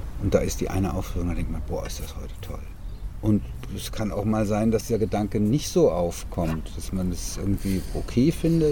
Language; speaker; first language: German; native; German